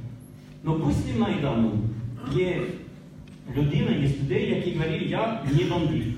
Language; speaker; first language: Ukrainian; non-native, learner; French